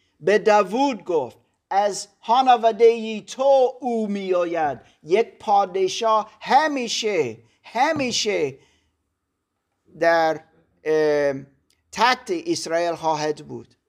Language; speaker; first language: Persian; non-native, learner; German